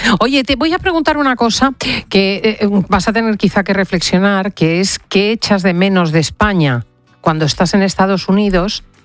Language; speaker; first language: Spanish; native; Spanish